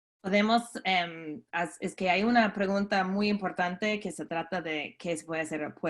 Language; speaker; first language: Spanish; non-native, fluent; English